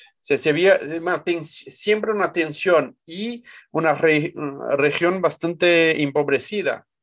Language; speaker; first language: Spanish; non-native, fluent; Portuguese